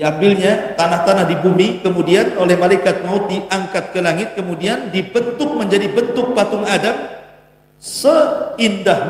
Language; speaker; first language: Indonesian; native; Indonesian